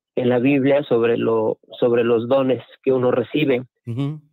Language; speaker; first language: Spanish; native; Spanish